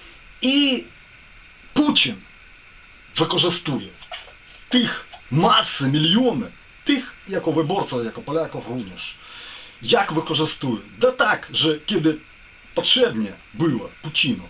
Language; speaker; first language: Polish; non-native, learner; Ukrainian